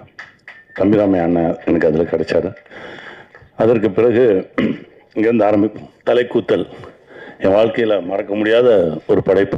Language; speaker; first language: Tamil; native; Tamil